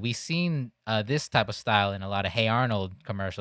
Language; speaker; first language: English; native; English